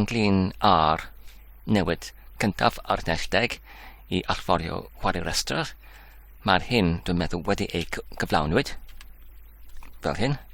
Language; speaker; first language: Welsh; non-native, learner; English